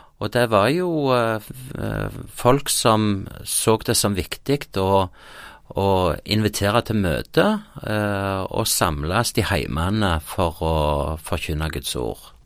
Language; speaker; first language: Norwegian; native; Norwegian